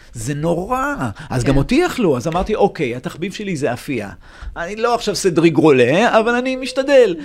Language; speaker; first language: Hebrew; native; Hebrew